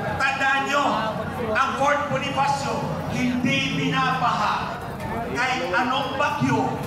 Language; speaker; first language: Filipino; native; Filipino